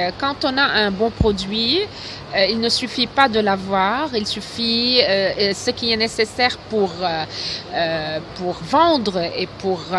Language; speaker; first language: French; non-native, local second language; Arabic